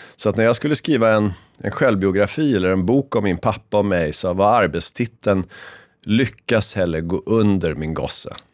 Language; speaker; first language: Swedish; native; Swedish